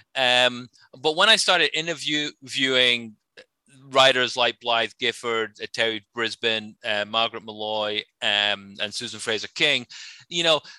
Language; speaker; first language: English; native; English